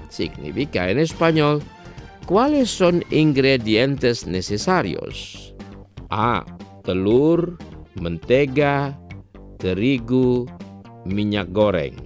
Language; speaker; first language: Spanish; non-native, fluent; Indonesian